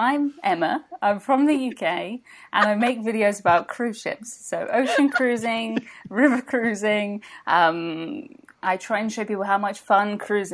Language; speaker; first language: English; native; English